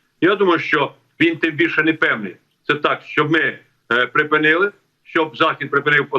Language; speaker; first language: Ukrainian; native; Ukrainian